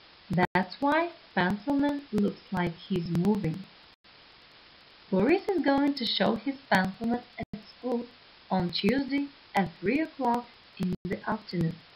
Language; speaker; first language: English; non-native, fluent; Ukrainian